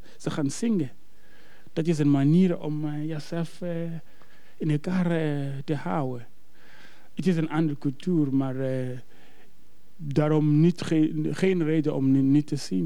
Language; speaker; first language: Dutch; non-native, fluent; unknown